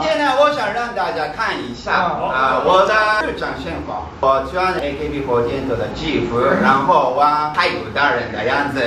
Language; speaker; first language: Chinese; non-native, fluent; Japanese